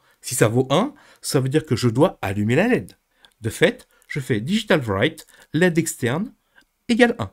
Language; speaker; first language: French; native; French